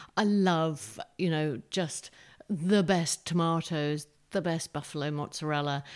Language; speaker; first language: English; native; English